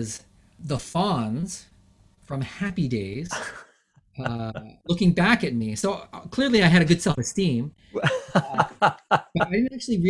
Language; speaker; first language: English; native; English